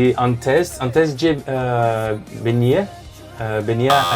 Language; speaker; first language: Portuguese; non-native, learner; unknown